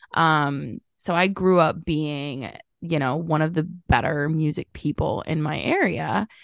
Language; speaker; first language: English; native; English